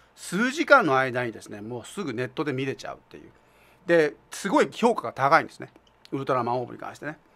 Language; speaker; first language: Japanese; native; Japanese